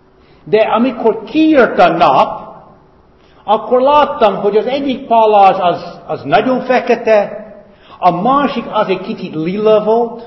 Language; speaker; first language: Hungarian; non-native, fluent; English